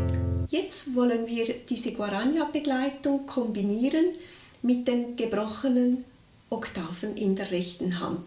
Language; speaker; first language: German; native; German